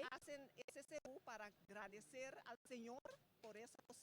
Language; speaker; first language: Spanish; non-native, fluent; Papiamento